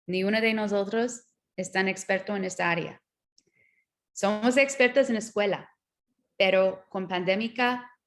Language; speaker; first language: Spanish; non-native, learner; English